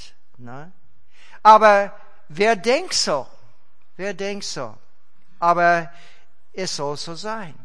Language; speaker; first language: German; non-native, fluent; English